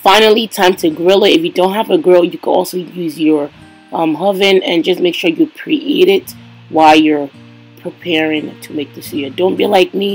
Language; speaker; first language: English; non-native, local second language; Yoruba